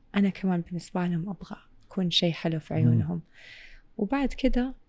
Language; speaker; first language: Arabic; non-native, local second language; English